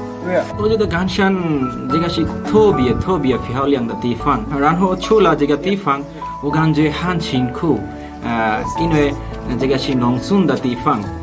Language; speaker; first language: Chinese; non-native, learner; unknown